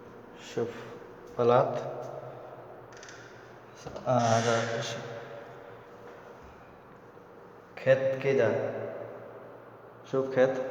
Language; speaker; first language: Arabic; non-native, learner; Bangla